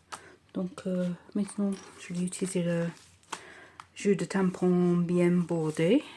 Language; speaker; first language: French; non-native, learner; English